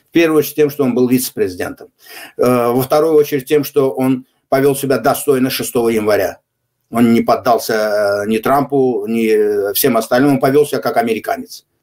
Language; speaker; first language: Russian; non-native, local second language; Azerbaijani